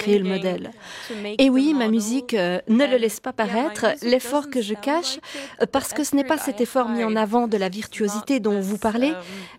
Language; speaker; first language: French; non-native, fluent; Turkish